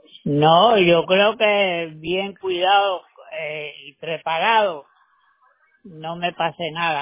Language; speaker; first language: Spanish; native; Spanish